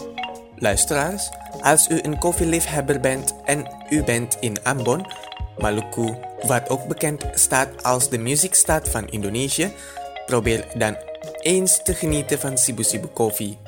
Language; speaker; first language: Dutch; non-native, fluent; Indonesian